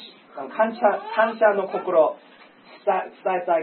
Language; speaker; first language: Japanese; non-native, learner; English